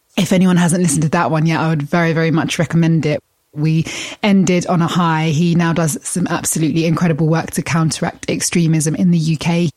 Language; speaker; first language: English; native; English